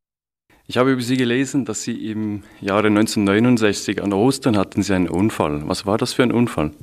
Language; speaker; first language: German; native; German